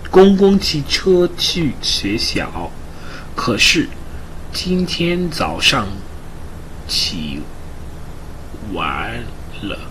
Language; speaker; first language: Chinese; non-native, learner; English